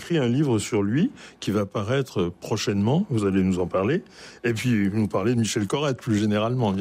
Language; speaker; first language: French; native; French